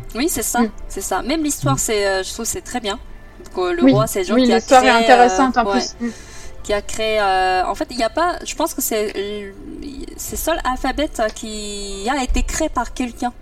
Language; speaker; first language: French; non-native, fluent; Korean